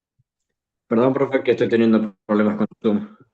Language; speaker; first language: Spanish; native; Spanish